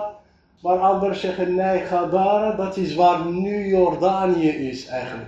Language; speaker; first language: Dutch; non-native, fluent; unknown